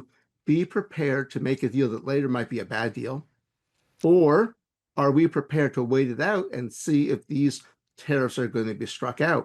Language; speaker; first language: English; native; English